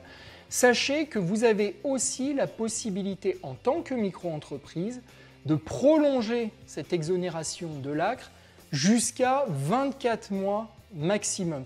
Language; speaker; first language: French; native; French